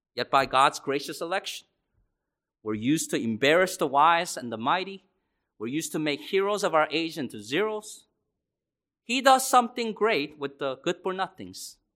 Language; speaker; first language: English; native; English